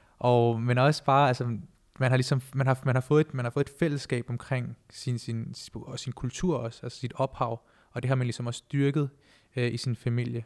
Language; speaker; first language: Danish; early bilingual, other home language; Punjabi